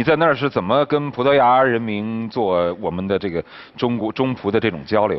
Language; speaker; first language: Chinese; native; Chinese